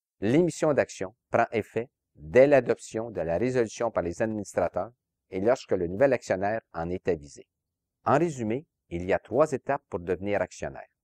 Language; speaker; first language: French; native; French